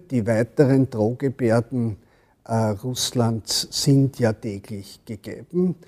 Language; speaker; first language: German; native; German